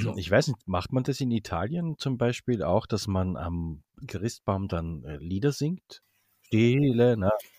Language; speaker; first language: German; native; German